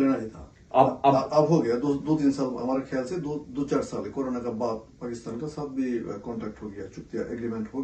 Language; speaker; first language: Hindi; non-native, local second language; Bangla